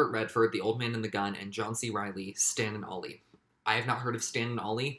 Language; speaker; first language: English; native; English